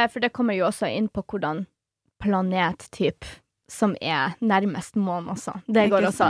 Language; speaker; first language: Norwegian; non-native, fluent; Polish